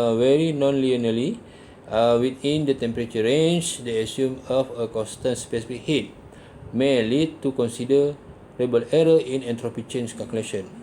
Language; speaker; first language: English; non-native, local second language; Malay